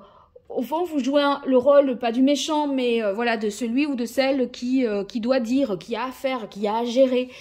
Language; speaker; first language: French; native; French